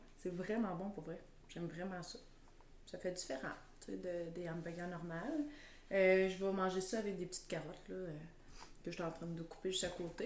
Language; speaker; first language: French; native; French